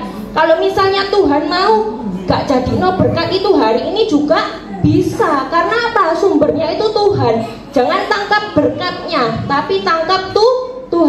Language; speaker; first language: Indonesian; native; Indonesian